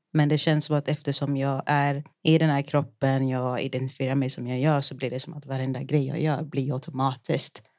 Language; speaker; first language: Swedish; early bilingual, other home language; Yoruba